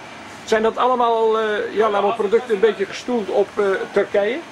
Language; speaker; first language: Dutch; native; Dutch